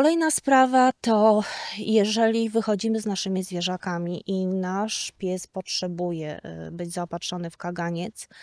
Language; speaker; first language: Polish; native; Polish